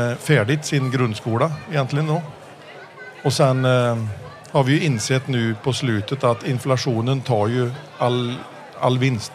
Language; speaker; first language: Swedish; early bilingual, heritage; Swedish